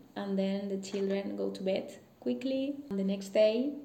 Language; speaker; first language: English; non-native, learner; Spanish